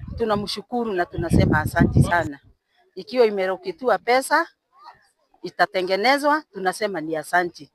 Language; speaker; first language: Swahili; non-native, local second language; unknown